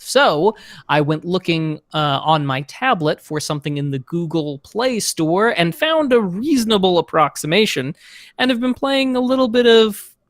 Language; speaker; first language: English; native; English